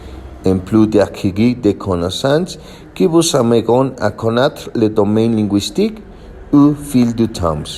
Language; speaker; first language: French; non-native, learner; Spanish